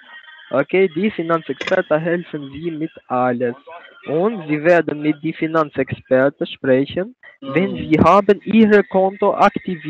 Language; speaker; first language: German; non-native, learner; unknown